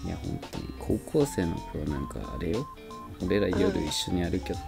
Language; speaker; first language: Japanese; native; Japanese